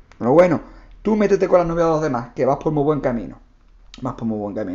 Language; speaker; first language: Spanish; native; Spanish